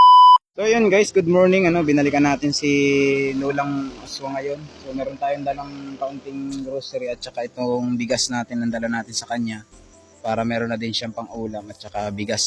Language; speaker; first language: Filipino; non-native, local second language; Cebuano